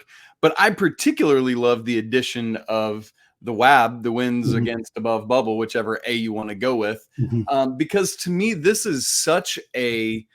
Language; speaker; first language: English; native; English